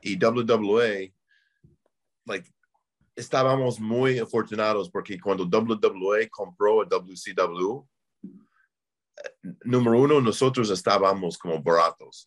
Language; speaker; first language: Spanish; non-native, learner; English